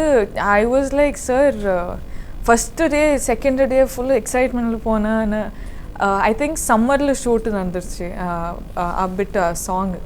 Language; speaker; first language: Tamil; non-native, learner; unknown